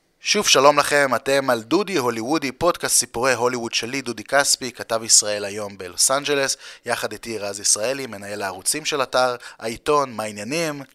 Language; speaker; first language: Hebrew; native; Hebrew